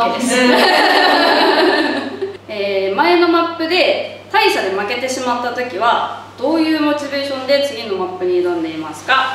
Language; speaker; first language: Japanese; native; Japanese